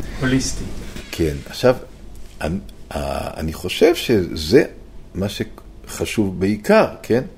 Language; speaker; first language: Hebrew; native; Hebrew